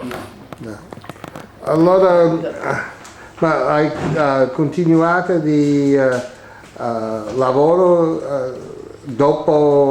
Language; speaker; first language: Italian; early bilingual, heritage; English